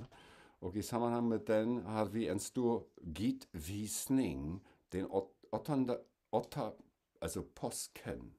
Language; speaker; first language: Swedish; non-native, fluent; German